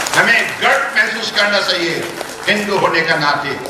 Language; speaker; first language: Hindi; non-native, local second language; Assamese